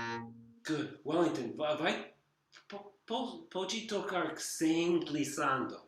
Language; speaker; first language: Portuguese; non-native, learner; English